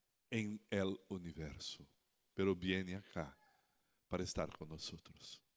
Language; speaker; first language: Spanish; non-native, learner; Portuguese